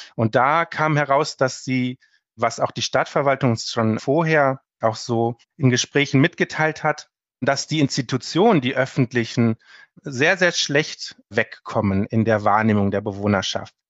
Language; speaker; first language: German; native; German